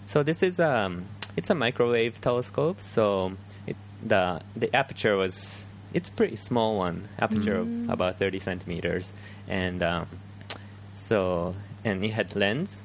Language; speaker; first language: English; early bilingual, other home language; Japanese